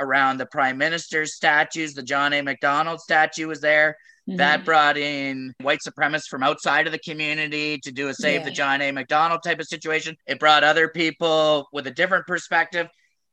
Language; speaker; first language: English; native; English